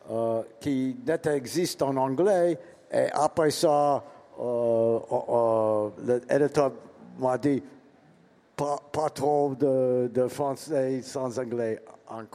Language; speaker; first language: French; non-native, learner; English